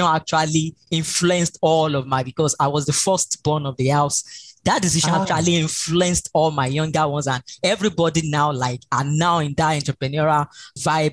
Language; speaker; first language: English; non-native, local second language; Yoruba